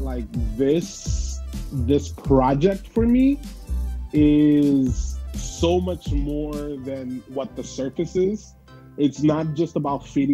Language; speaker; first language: English; native; English